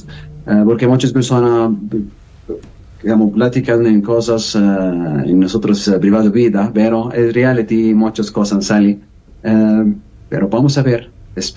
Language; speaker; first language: Spanish; non-native, learner; Arabic